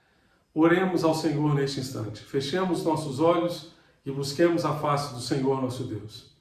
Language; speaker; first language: Portuguese; native; Portuguese